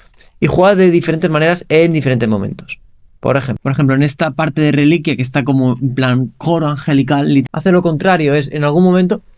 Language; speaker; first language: Spanish; native; Spanish